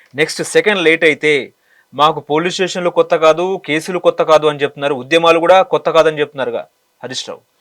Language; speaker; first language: Telugu; native; Telugu